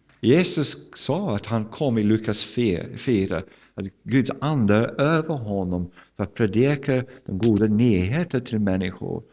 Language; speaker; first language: Swedish; non-native, fluent; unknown